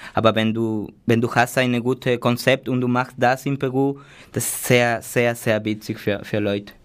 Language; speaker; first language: German; non-native, learner; Spanish